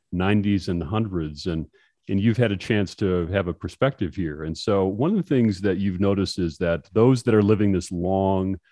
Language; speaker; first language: English; native; English